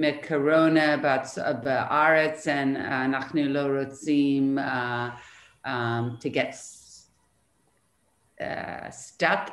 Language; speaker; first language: Hebrew; non-native, learner; English